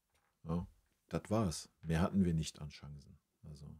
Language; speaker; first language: German; native; German